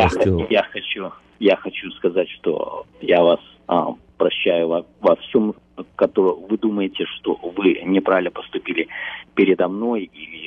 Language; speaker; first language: Russian; early bilingual, heritage; Russian